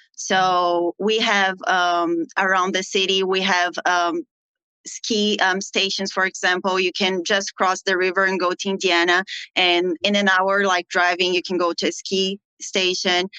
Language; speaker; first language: English; non-native, fluent; Portuguese